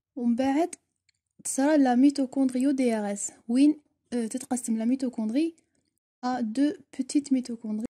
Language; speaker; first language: French; non-native, local second language; Arabic